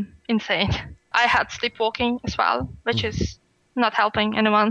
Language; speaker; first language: English; non-native, fluent; Russian